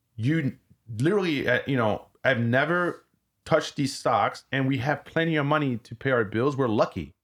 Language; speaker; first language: English; early bilingual, other home language; French